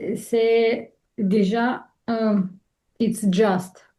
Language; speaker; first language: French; non-native, learner; Russian